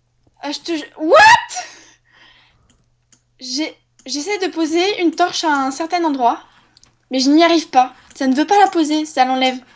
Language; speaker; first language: French; native; French